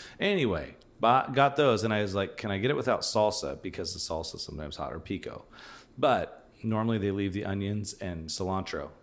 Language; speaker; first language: English; native; English